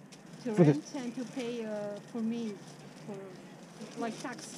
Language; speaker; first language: English; non-native, learner; Serbian